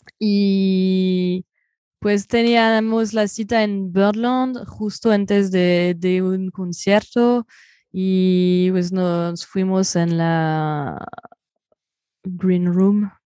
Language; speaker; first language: Spanish; non-native, fluent; French